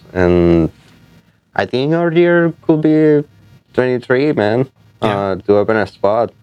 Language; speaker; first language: English; non-native, fluent; Spanish